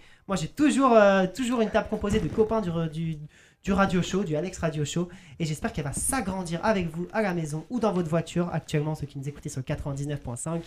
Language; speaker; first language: French; native; French